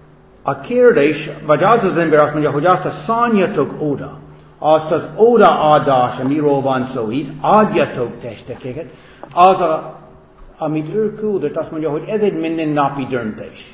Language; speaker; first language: Hungarian; non-native, fluent; English